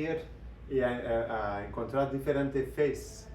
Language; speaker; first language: Spanish; non-native, learner; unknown